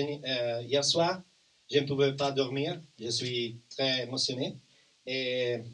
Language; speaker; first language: French; non-native, learner; Italian